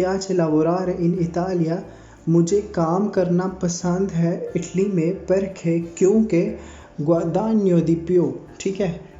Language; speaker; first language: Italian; non-native, fluent; Urdu